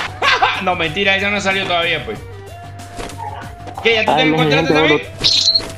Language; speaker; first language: Spanish; native; Spanish